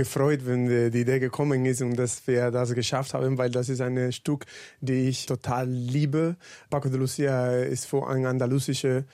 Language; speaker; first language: German; non-native, learner; Spanish